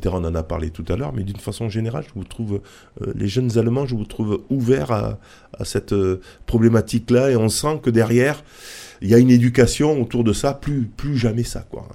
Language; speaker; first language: French; native; French